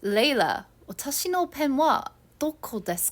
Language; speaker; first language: Japanese; non-native, fluent; English